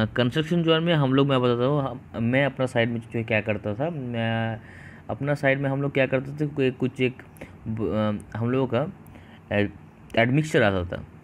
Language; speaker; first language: Hindi; non-native, local second language; Bangla